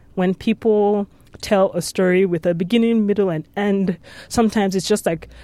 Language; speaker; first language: English; non-native, local second language; Yoruba